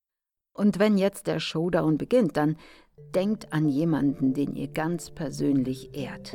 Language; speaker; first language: German; native; German